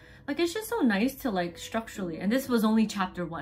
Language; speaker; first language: English; non-native, local second language; Cantonese